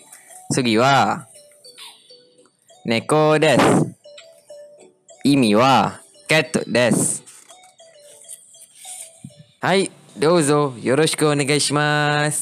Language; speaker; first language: Japanese; non-native, learner; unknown